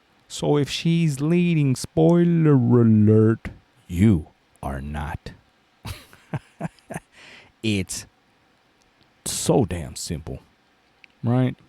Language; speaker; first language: English; native; English